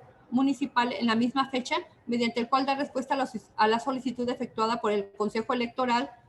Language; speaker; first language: Spanish; native; Spanish